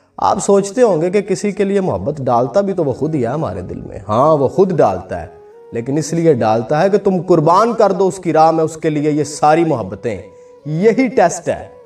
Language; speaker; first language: Urdu; non-native, local second language; Punjabi